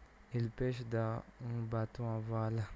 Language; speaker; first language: French; non-native, learner; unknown